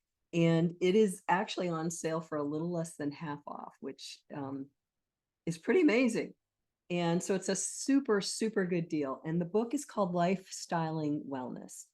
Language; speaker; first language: English; native; English